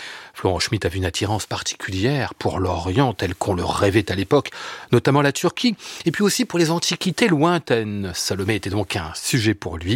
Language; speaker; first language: French; native; French